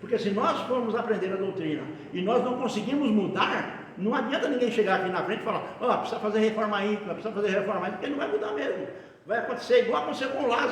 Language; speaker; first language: Portuguese; native; Portuguese